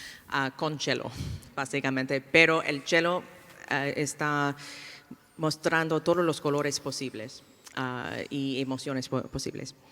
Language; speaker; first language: Spanish; non-native, fluent; English